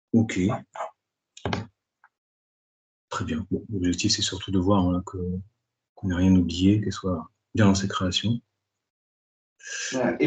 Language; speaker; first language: French; native; French